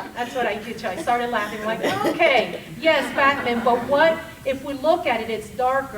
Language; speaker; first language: English; early bilingual, other home language; Spanish